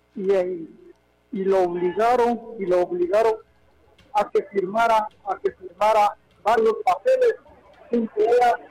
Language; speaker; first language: Spanish; non-native, local second language; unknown